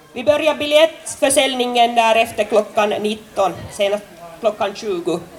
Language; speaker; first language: Swedish; non-native, local second language; Finnish